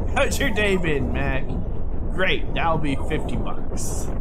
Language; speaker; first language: English; native; English